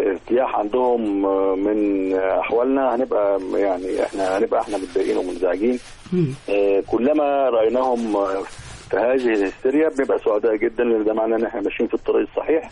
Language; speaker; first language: Arabic; native; Arabic